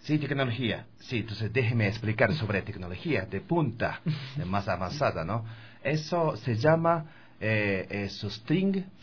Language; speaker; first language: Spanish; non-native, learner; Japanese